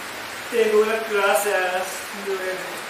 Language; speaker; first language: Spanish; non-native, learner; Japanese